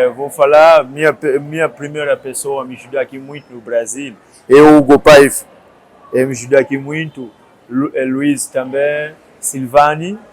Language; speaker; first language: Portuguese; non-native, learner; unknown